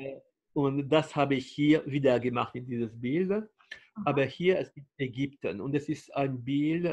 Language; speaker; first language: German; non-native, fluent; French